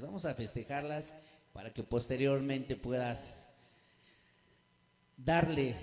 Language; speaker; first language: Spanish; native; Spanish